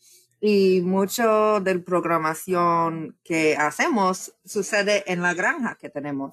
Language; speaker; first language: Spanish; non-native, fluent; English